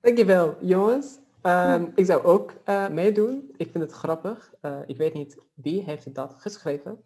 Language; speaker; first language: Dutch; non-native, fluent; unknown